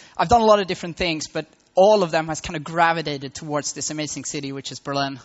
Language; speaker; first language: English; non-native, fluent; Swedish